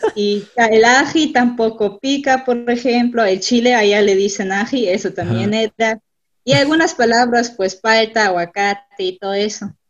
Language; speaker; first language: Spanish; non-native, fluent; German